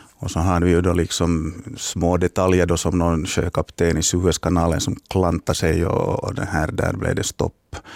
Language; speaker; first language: Swedish; native; Swedish